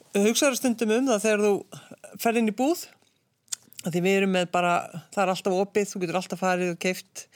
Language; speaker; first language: Icelandic; native; Icelandic